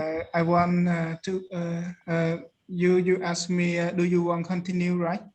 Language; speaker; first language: English; non-native, learner; Khmer